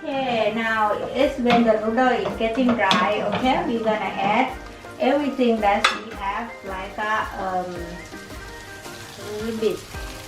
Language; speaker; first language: English; non-native, learner; Thai